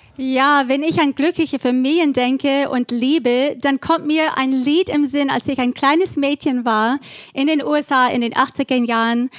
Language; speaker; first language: German; non-native, fluent; English